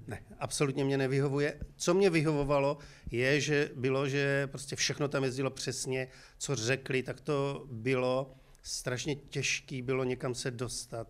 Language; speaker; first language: Czech; native; Czech